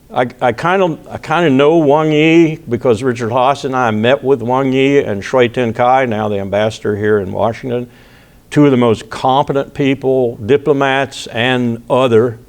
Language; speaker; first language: English; native; English